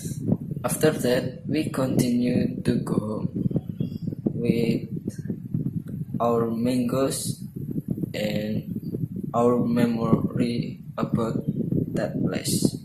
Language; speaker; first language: English; non-native, learner; Indonesian